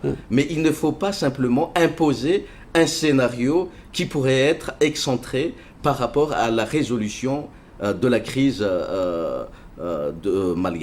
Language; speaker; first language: French; non-native, local second language; Malagasy